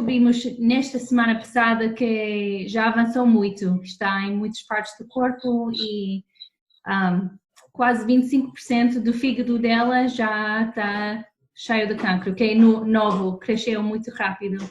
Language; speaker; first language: Portuguese; non-native, fluent; English